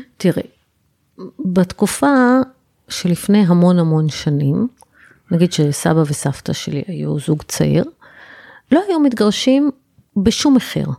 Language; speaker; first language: Hebrew; native; Hebrew